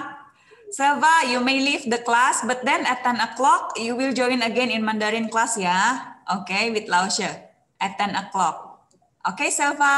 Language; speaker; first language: English; non-native, fluent; Indonesian